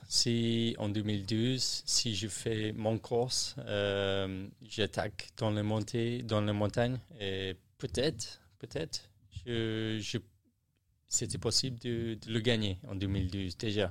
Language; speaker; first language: French; non-native, learner; English